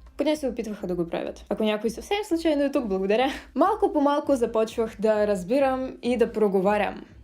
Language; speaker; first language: Bulgarian; early bilingual, other home language; Russian